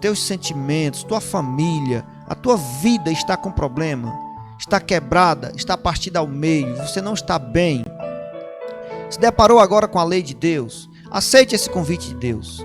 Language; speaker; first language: Portuguese; native; Portuguese